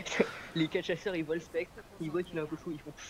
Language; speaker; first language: French; native; French